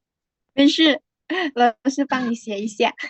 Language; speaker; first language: Chinese; non-native, fluent; Indonesian